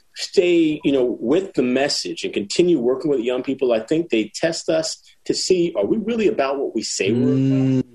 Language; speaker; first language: English; native; English